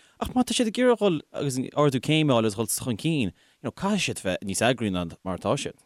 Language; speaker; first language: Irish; non-native, local second language; English